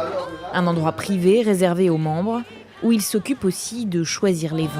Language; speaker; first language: French; native; French